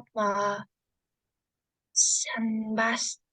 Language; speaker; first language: English; non-native, learner; Vietnamese